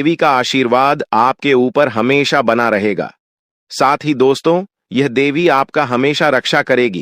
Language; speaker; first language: Hindi; non-native, local second language; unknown